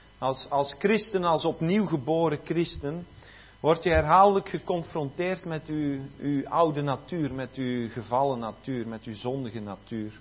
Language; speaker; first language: Dutch; native; Dutch